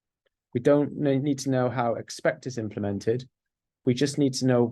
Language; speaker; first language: English; native; English